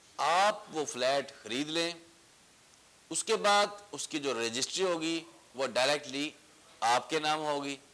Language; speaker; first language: Urdu; non-native, local second language; Punjabi